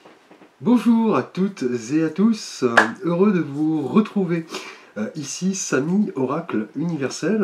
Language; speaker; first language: French; native; French